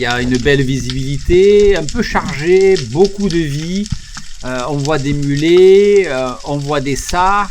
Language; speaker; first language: French; native; French